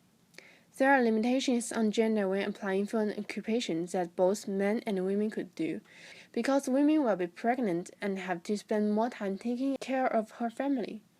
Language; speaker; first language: English; non-native, fluent; Chinese